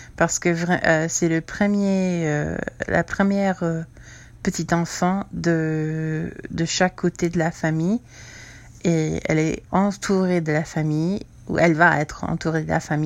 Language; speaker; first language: French; non-native, fluent; English